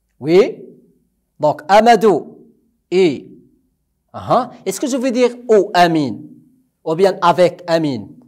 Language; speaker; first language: French; non-native, local second language; Arabic